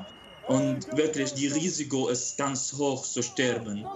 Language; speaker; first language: German; non-native, local second language; Arabic